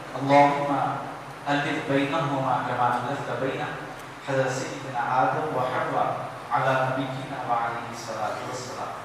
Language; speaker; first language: Urdu; native; Urdu